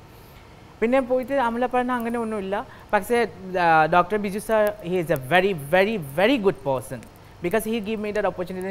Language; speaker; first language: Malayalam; non-native, local second language; Assamese